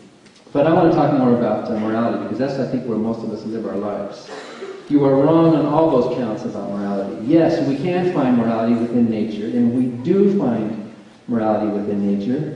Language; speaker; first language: English; native; English